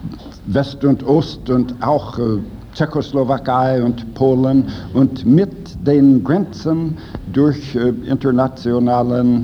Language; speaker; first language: German; non-native, fluent; English